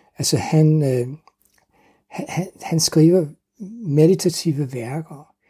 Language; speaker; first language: Danish; non-native, fluent; English